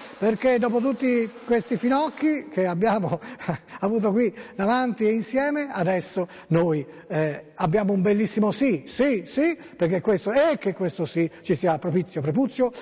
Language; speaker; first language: Italian; native; Italian